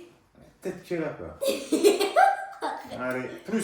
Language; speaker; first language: French; native; French